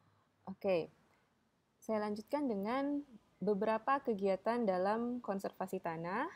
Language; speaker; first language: Indonesian; native; Indonesian